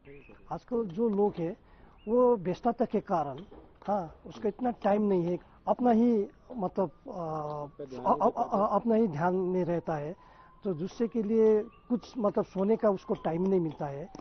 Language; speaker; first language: Hindi; non-native, local second language; Nepali